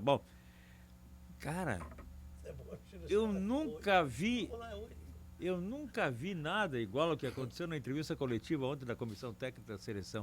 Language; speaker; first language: Portuguese; native; Portuguese